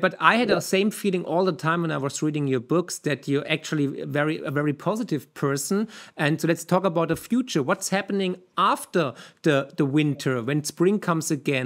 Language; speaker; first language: English; non-native, fluent; German